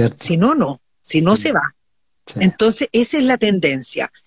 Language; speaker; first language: Spanish; native; Spanish